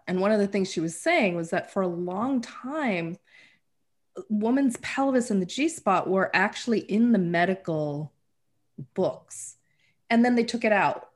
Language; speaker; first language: English; native; English